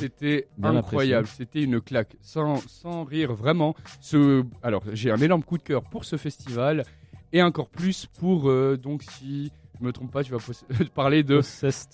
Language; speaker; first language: French; native; French